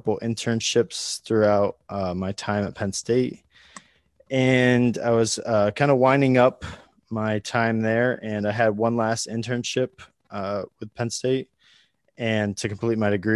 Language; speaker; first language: English; native; English